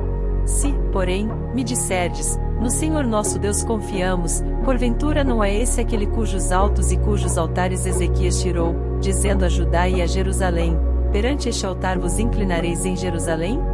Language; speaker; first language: Portuguese; native; Portuguese